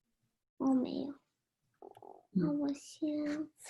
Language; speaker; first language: Chinese; early bilingual, heritage; Chinese